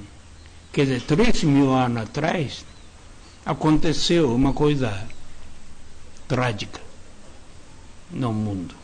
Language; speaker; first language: Portuguese; non-native, learner; Japanese